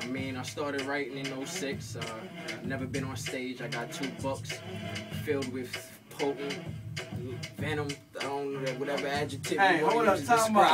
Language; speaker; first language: English; native; English